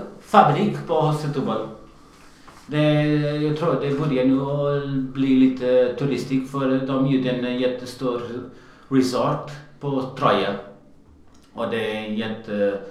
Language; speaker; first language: Swedish; non-native, learner; Portuguese